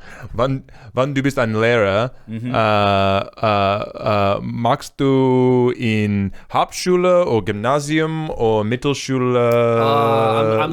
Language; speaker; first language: German; non-native, learner; English